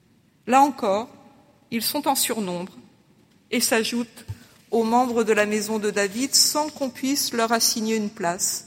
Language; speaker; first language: French; native; French